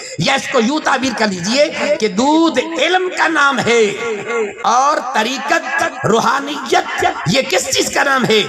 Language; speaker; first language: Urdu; non-native, local second language; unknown